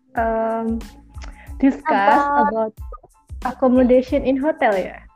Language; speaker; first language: English; non-native, learner; Indonesian